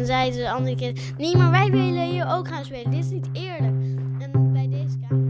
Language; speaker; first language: Dutch; early bilingual, other home language; Persian